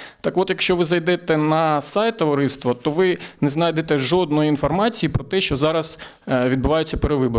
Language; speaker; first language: Ukrainian; native; Ukrainian